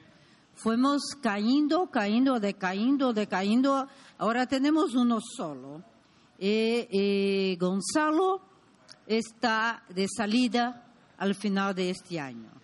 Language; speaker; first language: Spanish; non-native, learner; Portuguese